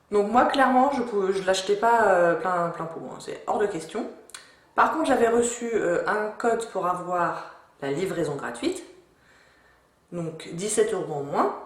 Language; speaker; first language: French; native; French